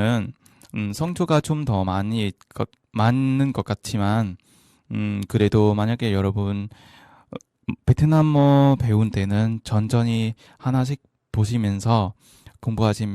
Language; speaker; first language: Korean; non-native, fluent; Vietnamese